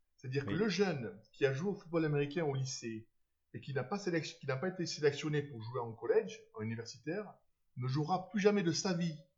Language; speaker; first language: French; native; French